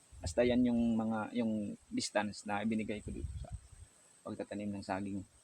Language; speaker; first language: Filipino; non-native, local second language; Waray